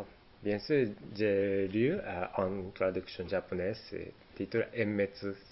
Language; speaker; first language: French; non-native, learner; Japanese